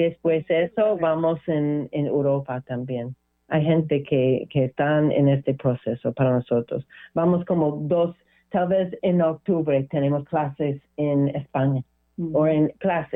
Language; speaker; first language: Spanish; non-native, learner; English